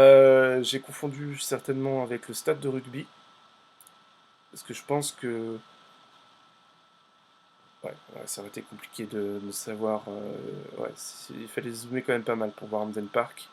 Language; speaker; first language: French; native; French